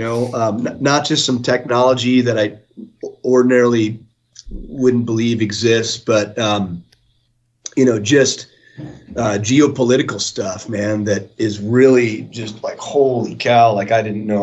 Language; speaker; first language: English; native; English